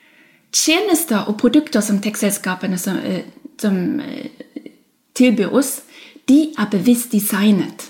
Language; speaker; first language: Norwegian; non-native, fluent; German